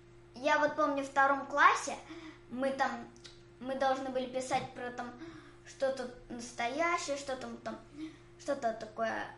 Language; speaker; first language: Russian; early bilingual, heritage; Russian